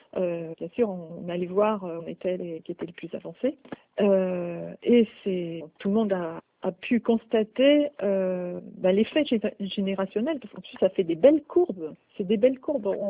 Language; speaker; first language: French; native; French